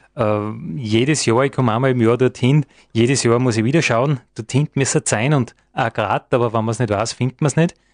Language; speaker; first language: German; native; German